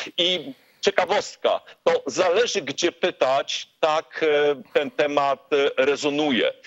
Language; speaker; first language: Polish; native; Polish